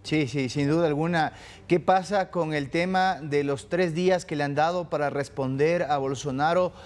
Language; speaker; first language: Spanish; native; Spanish